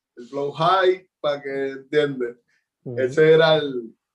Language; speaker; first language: Spanish; native; Spanish